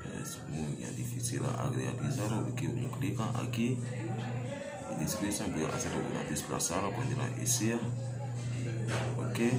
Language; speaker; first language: Spanish; non-native, learner; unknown